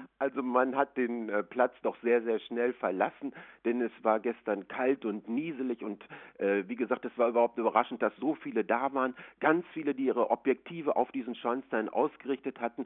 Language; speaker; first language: German; native; German